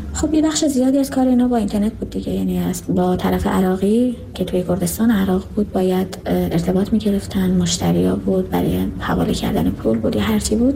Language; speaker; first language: Persian; non-native, local second language; Kurdish